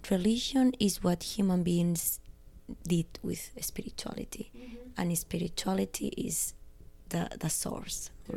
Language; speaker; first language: English; non-native, fluent; Spanish